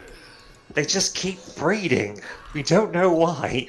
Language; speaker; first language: English; native; English